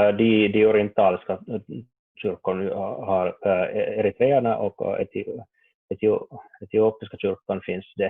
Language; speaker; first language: Swedish; non-native, learner; Finnish